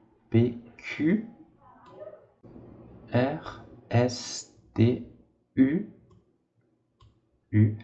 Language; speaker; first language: French; non-native, fluent; Portuguese